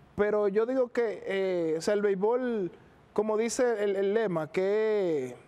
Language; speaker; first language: Spanish; native; Spanish